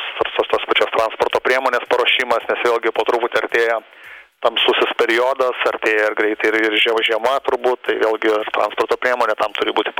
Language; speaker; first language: Lithuanian; native; Lithuanian